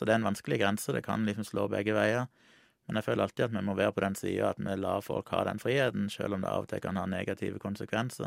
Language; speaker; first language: Norwegian; native; Norwegian